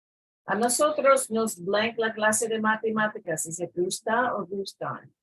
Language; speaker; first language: Spanish; non-native, fluent; English